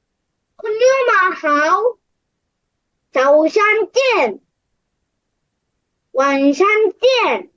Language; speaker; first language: Chinese; non-native, learner; Korean